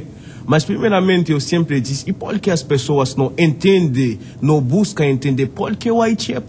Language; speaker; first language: Portuguese; non-native, fluent; Haitian Creole